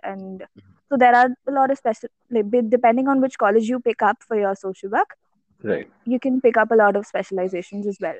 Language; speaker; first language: English; non-native, local second language; Malayalam